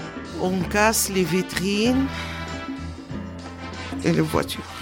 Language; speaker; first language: French; non-native, learner; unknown